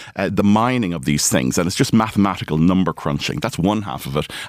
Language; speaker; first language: English; native; English